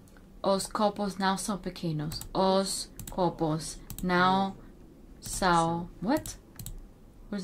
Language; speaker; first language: Portuguese; non-native, learner; English